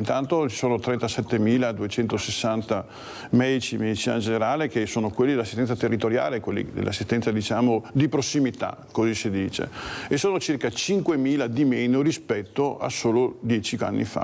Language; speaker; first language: Italian; native; Italian